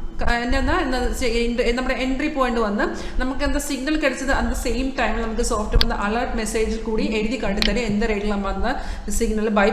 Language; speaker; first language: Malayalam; non-native, fluent; Tamil